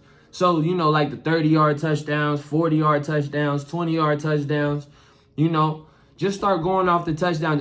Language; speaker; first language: English; native; English